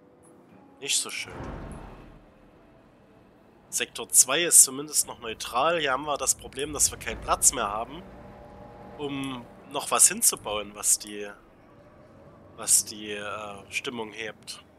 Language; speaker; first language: German; native; German